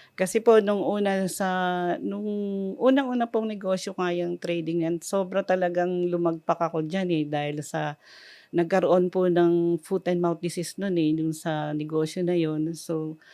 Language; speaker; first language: Filipino; native; Filipino